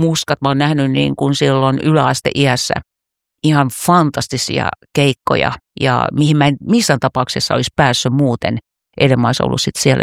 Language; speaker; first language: Finnish; native; Finnish